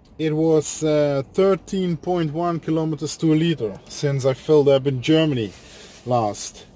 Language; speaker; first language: English; non-native, fluent; Dutch